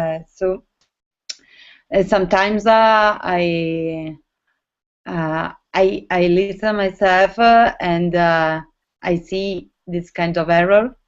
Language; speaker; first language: English; non-native, learner; Italian